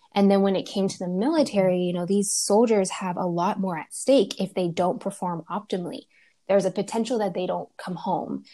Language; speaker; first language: English; early bilingual, other home language; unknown